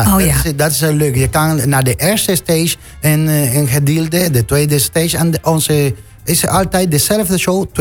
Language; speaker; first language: Dutch; non-native, fluent; Spanish